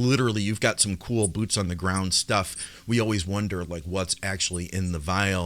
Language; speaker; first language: English; native; English